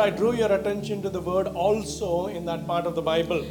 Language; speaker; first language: English; non-native, local second language; Tamil